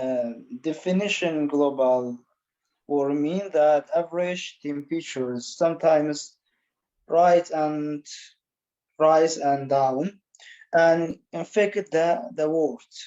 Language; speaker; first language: English; non-native, learner; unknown